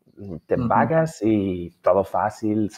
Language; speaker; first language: Spanish; non-native, fluent; Italian